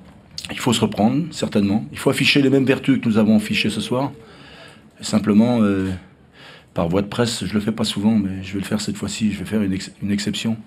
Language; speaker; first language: French; native; French